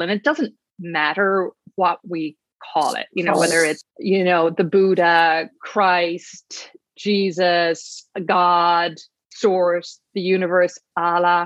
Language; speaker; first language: English; native; English